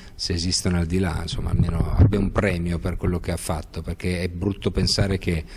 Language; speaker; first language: Italian; native; Italian